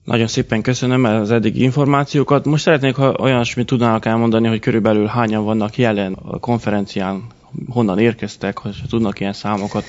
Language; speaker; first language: Hungarian; native; Hungarian